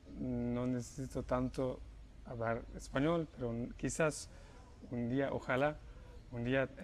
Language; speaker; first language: Spanish; non-native, fluent; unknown